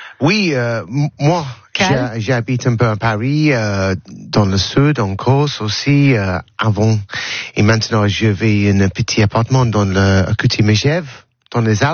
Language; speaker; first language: French; non-native, learner; English